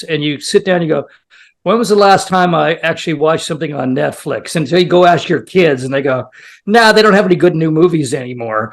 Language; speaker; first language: English; native; English